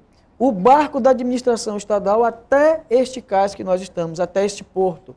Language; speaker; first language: Portuguese; native; Portuguese